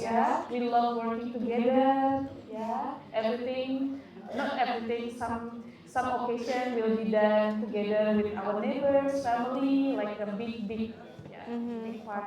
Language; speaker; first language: English; non-native, fluent; Indonesian